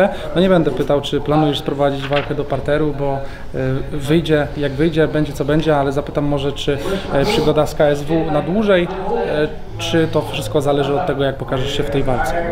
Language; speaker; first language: Polish; native; Polish